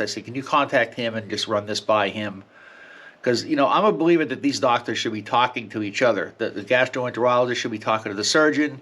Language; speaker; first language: English; native; English